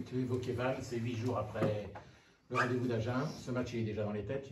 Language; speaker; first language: French; native; French